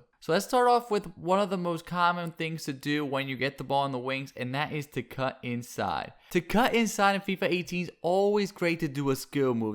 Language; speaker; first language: English; native; English